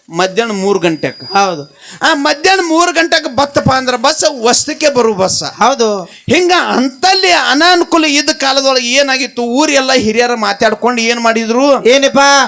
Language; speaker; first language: Kannada; non-native, local second language; Lambadi